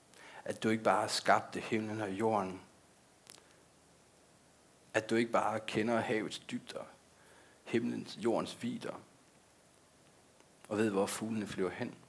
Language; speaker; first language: Danish; native; Danish